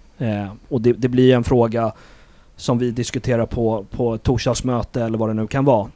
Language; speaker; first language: Swedish; native; Swedish